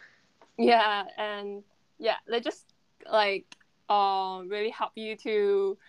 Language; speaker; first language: English; non-native, fluent; Chinese